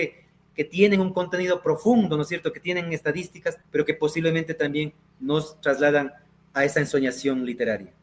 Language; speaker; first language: Spanish; native; Spanish